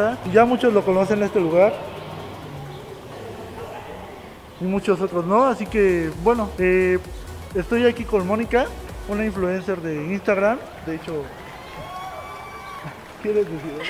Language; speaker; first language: Spanish; native; Spanish